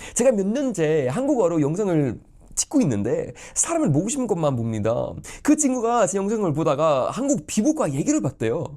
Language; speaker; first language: Korean; non-native, fluent; Swedish